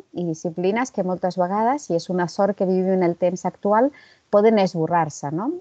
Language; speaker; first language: Catalan; non-native, local second language; Spanish